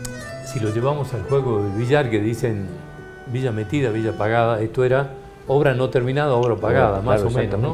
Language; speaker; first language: Spanish; native; Spanish